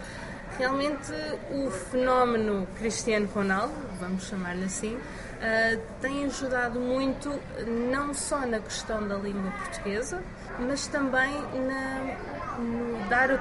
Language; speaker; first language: Portuguese; native; Portuguese